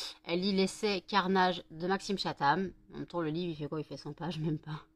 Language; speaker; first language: French; native; French